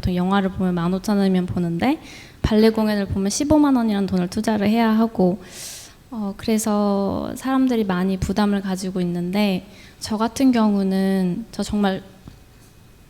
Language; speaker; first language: Korean; native; Korean